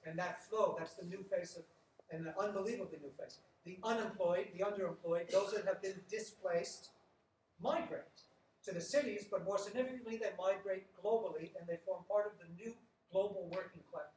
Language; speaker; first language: English; native; English